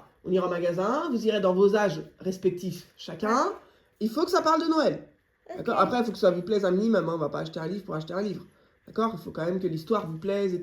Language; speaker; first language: French; native; French